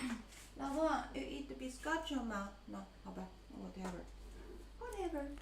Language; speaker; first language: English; non-native, learner; Chinese